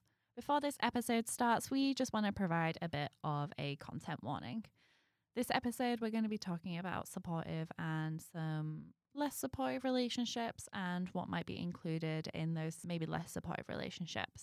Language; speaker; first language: English; native; English